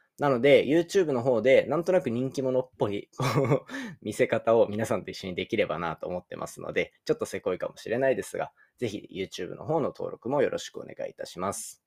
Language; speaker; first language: Japanese; native; Japanese